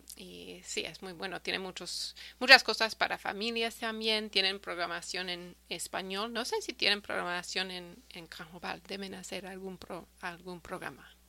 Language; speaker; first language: Spanish; non-native, fluent; English